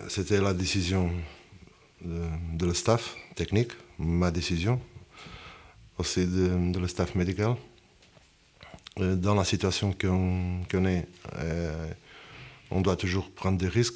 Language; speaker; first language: French; non-native, fluent; Portuguese